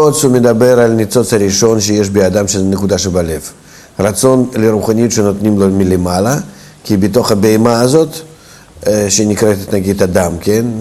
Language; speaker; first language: Hebrew; non-native, fluent; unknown